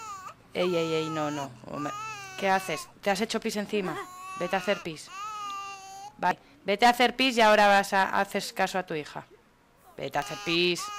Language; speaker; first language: Spanish; native; Spanish